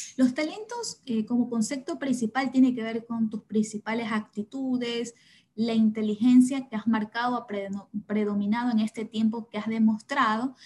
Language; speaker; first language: Spanish; native; Spanish